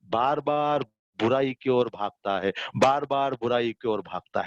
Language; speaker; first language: Hindi; non-native, local second language; Marathi